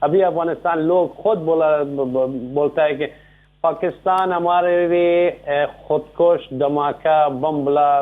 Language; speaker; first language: Hindi; non-native, learner; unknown